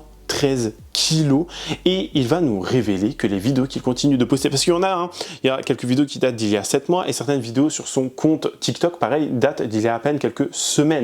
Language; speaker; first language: French; native; French